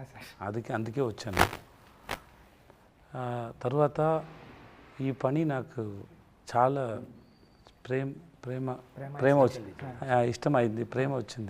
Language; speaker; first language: Telugu; non-native, learner; Tamil